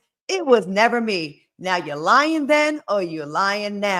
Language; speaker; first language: English; native; English